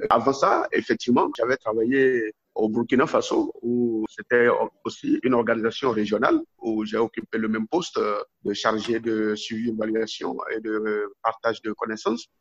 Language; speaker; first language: French; non-native, local second language; Yoruba